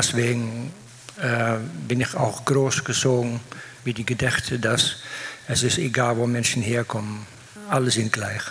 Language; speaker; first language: German; non-native, fluent; Dutch